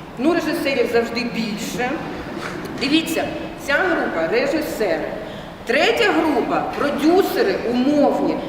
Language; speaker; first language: Ukrainian; non-native, local second language; Russian